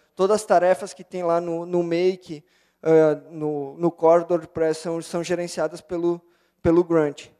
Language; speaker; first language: Portuguese; native; Portuguese